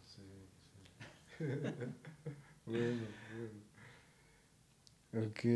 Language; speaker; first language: Spanish; non-native, learner; German